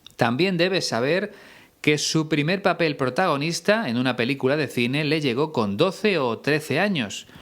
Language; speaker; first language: Spanish; native; Spanish